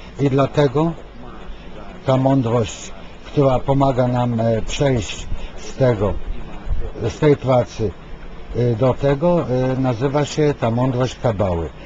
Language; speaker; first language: Polish; non-native, fluent; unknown